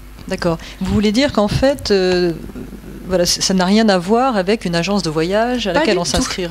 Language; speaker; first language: French; native; French